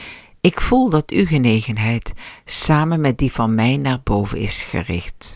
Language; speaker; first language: Dutch; native; Dutch